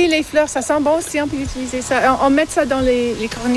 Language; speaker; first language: French; non-native, local second language; English